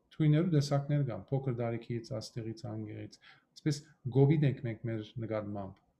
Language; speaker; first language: Armenian; early bilingual, heritage; Armenian